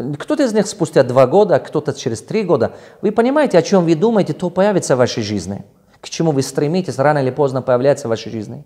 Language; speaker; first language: Russian; non-native, local second language; Tajik